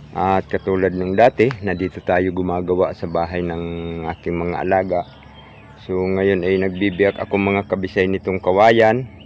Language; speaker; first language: Filipino; non-native, local second language; Cebuano